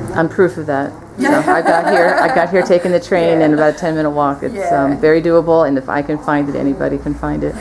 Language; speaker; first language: English; native; English